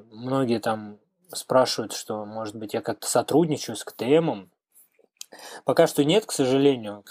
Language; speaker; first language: Russian; native; Russian